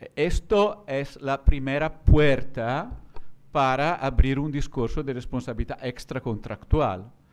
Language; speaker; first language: Spanish; non-native, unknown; Italian